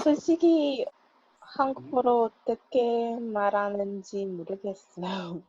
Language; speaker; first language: Korean; non-native, learner; English